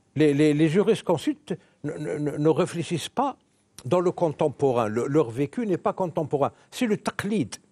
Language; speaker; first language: French; non-native, local second language; Arabic